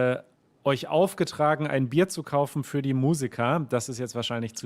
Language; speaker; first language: German; native; German